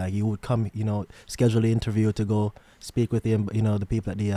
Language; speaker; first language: English; non-native, local second language; Jamaican Creole English